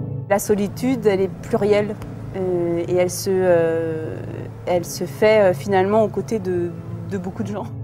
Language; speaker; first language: French; native; French